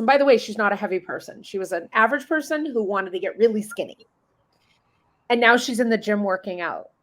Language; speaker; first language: English; native; English